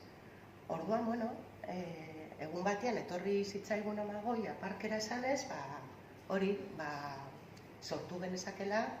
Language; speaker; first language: Basque; non-native, local second language; Spanish